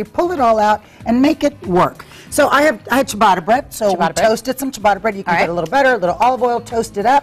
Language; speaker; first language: English; native; English